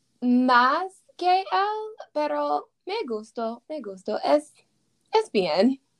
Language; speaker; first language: Spanish; non-native, learner; English